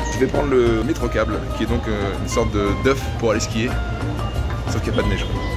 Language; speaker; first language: French; native; French